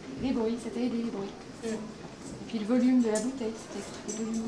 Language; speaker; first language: French; native; French